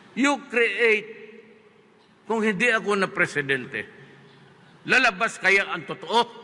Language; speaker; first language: Filipino; non-native, local second language; Cebuano